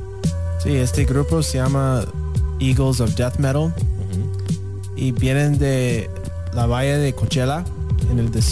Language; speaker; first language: Spanish; non-native, learner; English